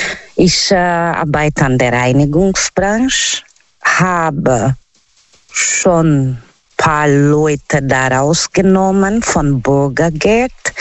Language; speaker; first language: German; non-native, learner; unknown